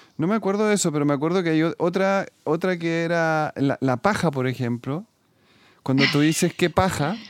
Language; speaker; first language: Spanish; native; Spanish